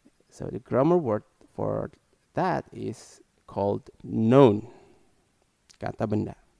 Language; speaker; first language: English; non-native, learner; Indonesian